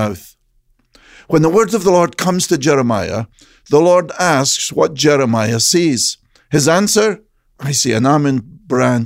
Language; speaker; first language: English; native; English